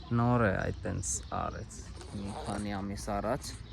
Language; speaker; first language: Armenian; non-native, learner; Hindi